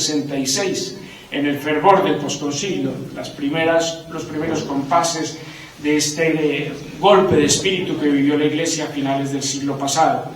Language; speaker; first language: Spanish; native; Spanish